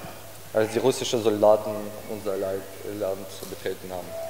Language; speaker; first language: German; non-native, learner; Ukrainian